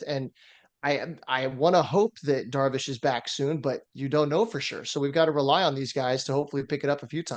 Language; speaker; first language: English; native; English